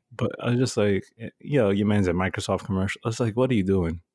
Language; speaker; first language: English; early bilingual, other home language; Spanish